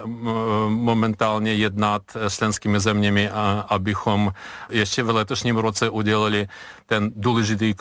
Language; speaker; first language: Czech; non-native, fluent; Ukrainian